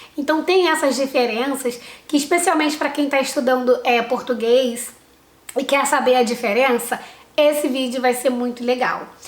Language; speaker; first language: Portuguese; native; Portuguese